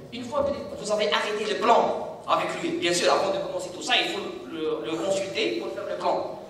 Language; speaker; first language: French; non-native, local second language; Arabic